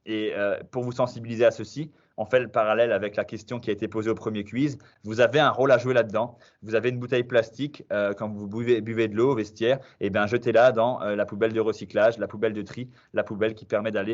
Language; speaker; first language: French; native; French